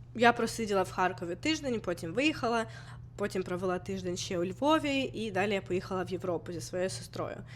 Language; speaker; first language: Ukrainian; non-native, local second language; Russian